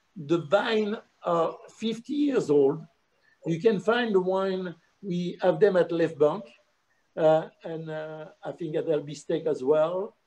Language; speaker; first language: English; non-native, fluent; French